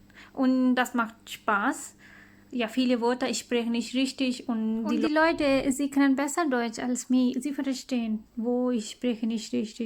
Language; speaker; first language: German; non-native, learner; Urdu